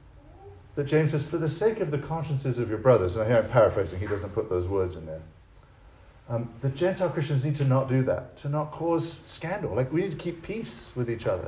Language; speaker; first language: English; native; English